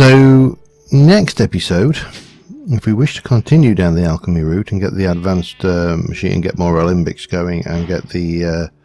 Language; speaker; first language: English; native; English